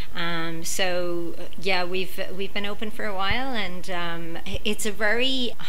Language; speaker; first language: English; native; English